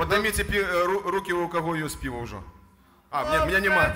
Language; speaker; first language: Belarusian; non-native, local second language; Russian